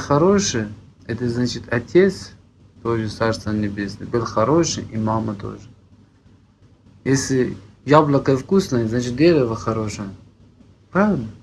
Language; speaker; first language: Russian; non-native, fluent; Persian